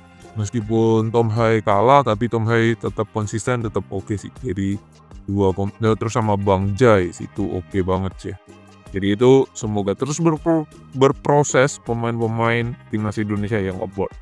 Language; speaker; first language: Indonesian; native; Indonesian